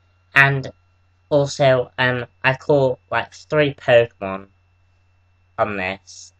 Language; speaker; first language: English; native; English